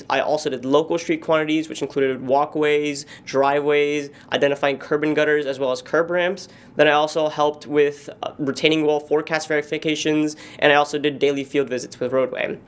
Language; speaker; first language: English; native; English